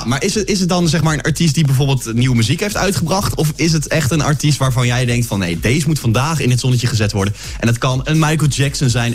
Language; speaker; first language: Dutch; native; Dutch